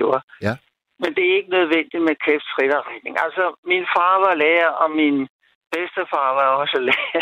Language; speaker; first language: Danish; native; Danish